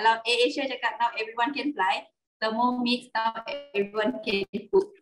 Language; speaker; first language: English; non-native, local second language; Malay